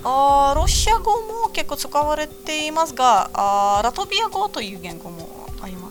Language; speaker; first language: Japanese; non-native, fluent; Latvian